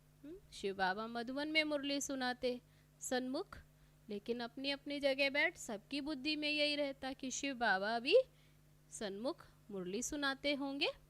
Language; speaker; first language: Hindi; native; Hindi